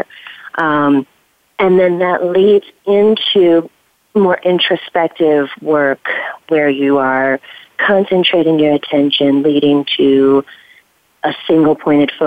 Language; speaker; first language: English; native; English